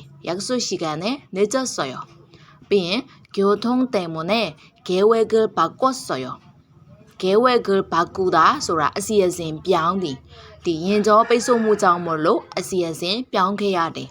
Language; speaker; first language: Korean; non-native, fluent; Burmese